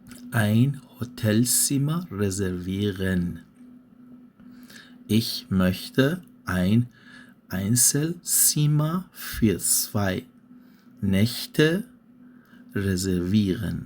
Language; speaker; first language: German; non-native, fluent; Persian